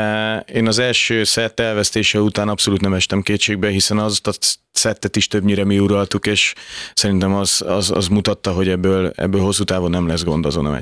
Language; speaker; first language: Hungarian; native; Hungarian